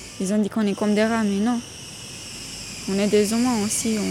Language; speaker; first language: French; non-native, learner; Romanian